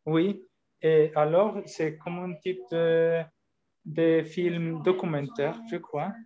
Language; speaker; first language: French; non-native, learner; Spanish